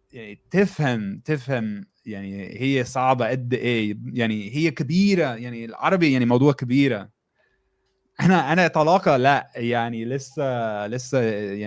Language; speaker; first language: Arabic; non-native, fluent; English